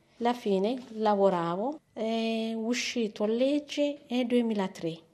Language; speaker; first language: Italian; non-native, learner; Amharic